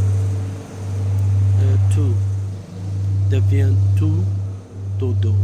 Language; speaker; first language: French; non-native, learner; Spanish